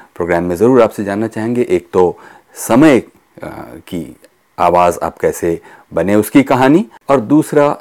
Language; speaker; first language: Hindi; native; Hindi